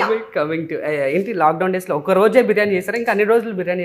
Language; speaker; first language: Telugu; native; Telugu